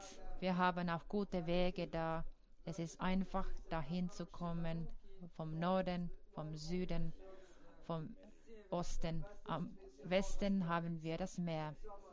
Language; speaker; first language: German; non-native, fluent; Finnish